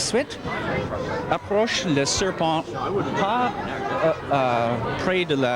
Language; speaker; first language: French; non-native, learner; English